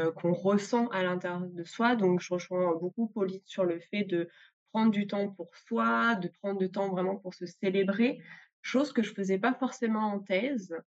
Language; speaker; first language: French; native; French